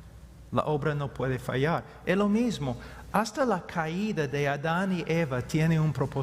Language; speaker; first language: Spanish; non-native, fluent; English